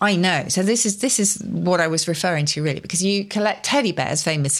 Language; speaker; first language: English; native; English